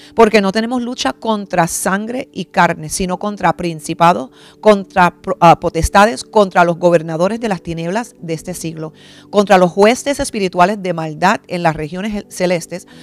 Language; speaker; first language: Spanish; early bilingual, heritage; Spanish